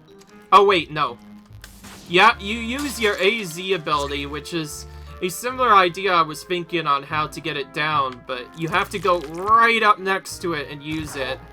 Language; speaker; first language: English; native; English